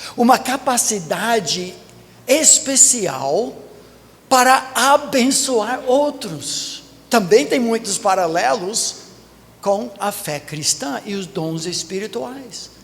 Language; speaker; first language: Portuguese; non-native, fluent; English